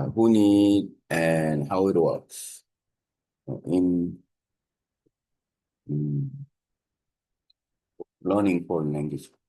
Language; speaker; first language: English; non-native, learner; Korean